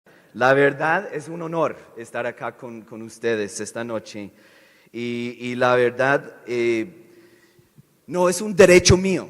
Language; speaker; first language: Spanish; non-native, fluent; English